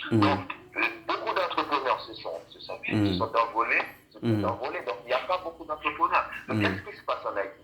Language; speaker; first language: French; non-native, local second language; Haitian Creole